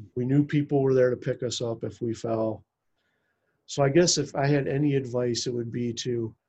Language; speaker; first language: English; native; English